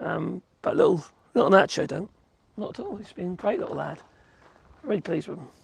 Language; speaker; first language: English; native; English